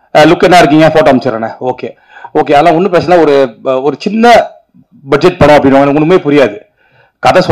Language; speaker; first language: Tamil; native; Tamil